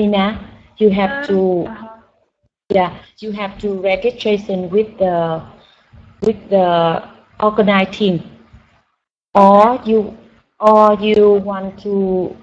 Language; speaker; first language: English; non-native, learner; Vietnamese